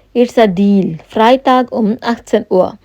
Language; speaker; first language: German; non-native, fluent; Hindi